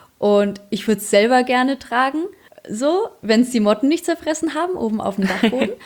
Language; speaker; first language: German; early bilingual, other home language; Polish